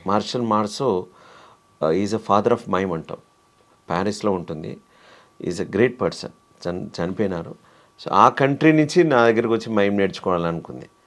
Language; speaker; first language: Telugu; native; Telugu